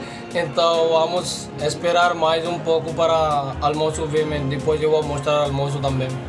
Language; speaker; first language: Portuguese; non-native, learner; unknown